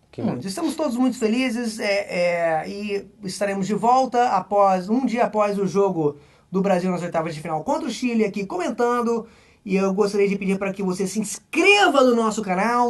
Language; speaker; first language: Portuguese; native; Portuguese